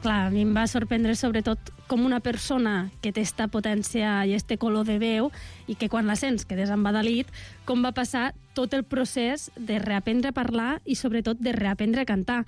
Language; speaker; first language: Catalan; native; Catalan